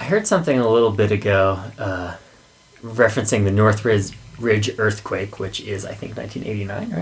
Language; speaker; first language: English; native; English